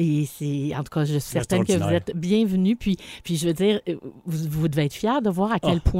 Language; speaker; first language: French; native; French